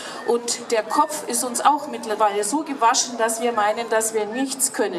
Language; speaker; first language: German; non-native, fluent; Russian